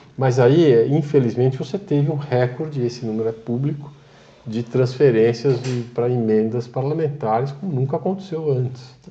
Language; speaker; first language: Portuguese; native; Portuguese